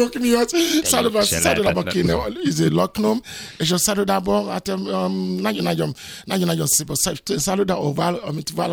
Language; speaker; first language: Hungarian; non-native, fluent; Yoruba